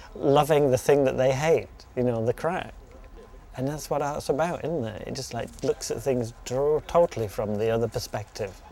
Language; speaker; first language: English; native; English